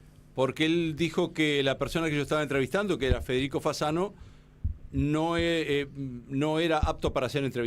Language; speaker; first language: Spanish; native; Spanish